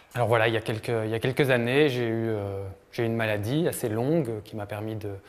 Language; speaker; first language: French; native; French